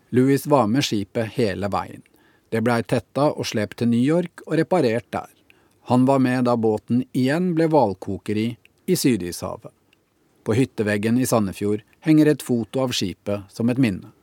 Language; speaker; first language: Norwegian; native; Norwegian